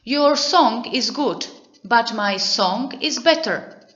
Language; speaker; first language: English; non-native, fluent; Czech